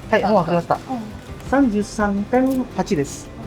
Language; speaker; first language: Japanese; non-native, learner; Indonesian